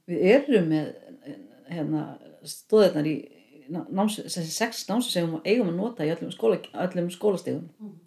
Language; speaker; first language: Icelandic; native; Icelandic